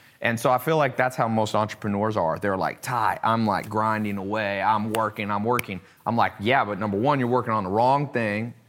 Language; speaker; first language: English; native; English